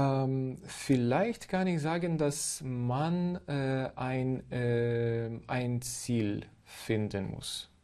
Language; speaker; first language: German; non-native, fluent; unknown